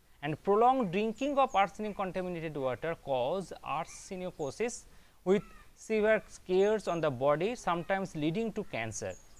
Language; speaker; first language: English; non-native, local second language; Bangla